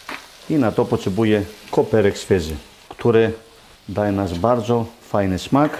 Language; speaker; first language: Polish; non-native, learner; Greek